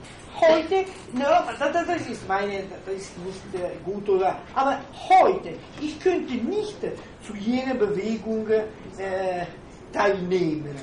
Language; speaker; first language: German; non-native, fluent; Italian